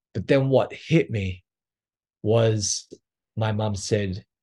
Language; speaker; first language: English; native; English